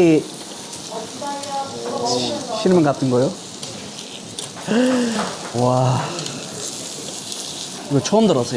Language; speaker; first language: Korean; non-native, learner; English